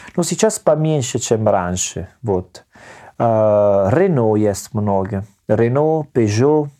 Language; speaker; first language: Russian; non-native, learner; Italian